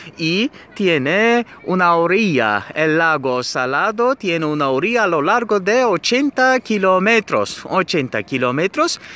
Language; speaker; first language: Spanish; non-native, fluent; Turkish